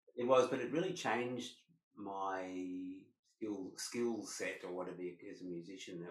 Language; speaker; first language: English; native; English